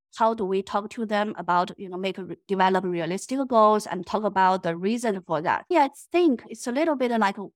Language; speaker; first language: English; non-native, fluent; Chinese